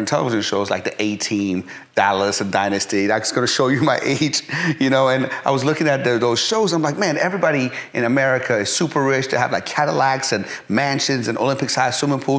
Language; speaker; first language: English; early bilingual, other home language; Persian